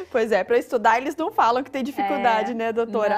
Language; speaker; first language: Portuguese; native; Portuguese